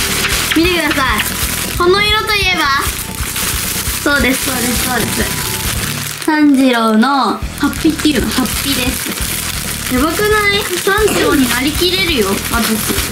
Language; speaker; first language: Japanese; native; Japanese